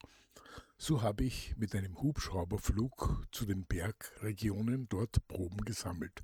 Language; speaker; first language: German; native; German